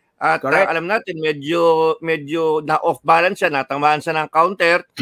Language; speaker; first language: Filipino; native; Filipino